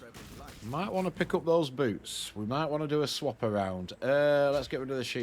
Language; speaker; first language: English; native; English